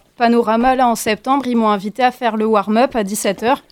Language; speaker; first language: French; native; French